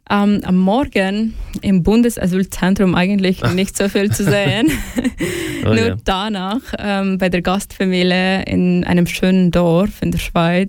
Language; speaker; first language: German; non-native, fluent; Ukrainian